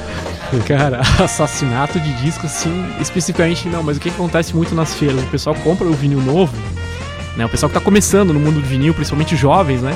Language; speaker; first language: Portuguese; native; Portuguese